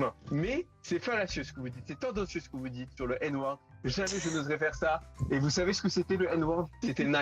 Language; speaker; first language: French; native; French